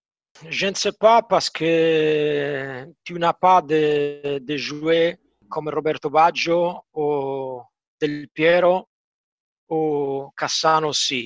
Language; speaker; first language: French; non-native, fluent; Italian